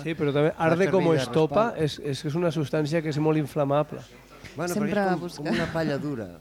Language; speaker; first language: Catalan; non-native, local second language; Spanish